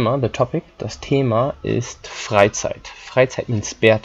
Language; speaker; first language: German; non-native, fluent; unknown